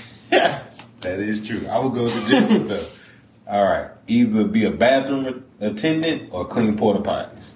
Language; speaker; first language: English; native; English